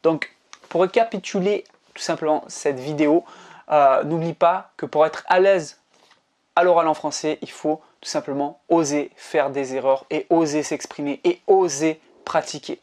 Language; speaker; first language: French; native; French